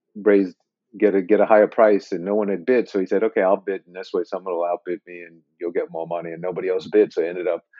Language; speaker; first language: English; native; English